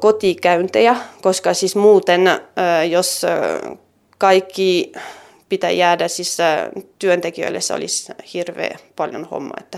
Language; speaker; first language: Finnish; non-native, fluent; French